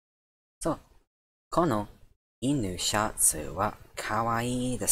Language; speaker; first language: Japanese; non-native, learner; English